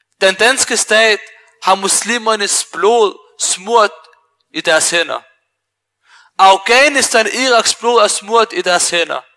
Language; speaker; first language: Danish; early bilingual, other home language; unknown